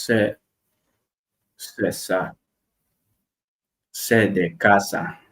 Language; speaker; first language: Spanish; non-native, learner; Arabic